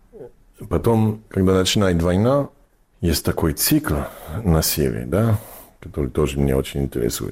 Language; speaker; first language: Russian; non-native, learner; English